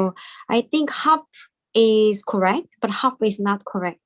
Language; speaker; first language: English; non-native, learner; Korean